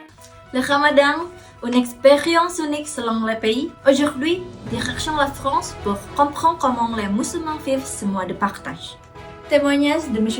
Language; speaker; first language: French; non-native, learner; Indonesian